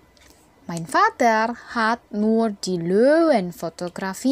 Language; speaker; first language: German; non-native, fluent; Indonesian